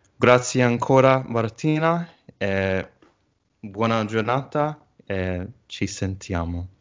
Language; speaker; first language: Italian; non-native, learner; English